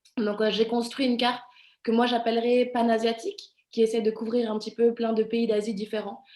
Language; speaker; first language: French; early bilingual, other home language; Vietnamese